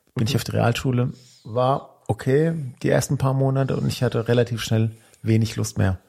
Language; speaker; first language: German; early bilingual, other home language; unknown